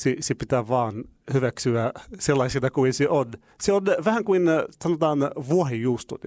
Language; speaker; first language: Finnish; non-native, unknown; Arabic